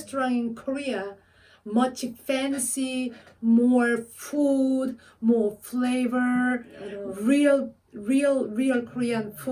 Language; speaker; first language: English; non-native, fluent; Korean